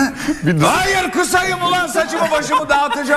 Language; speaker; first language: Turkish; native; Turkish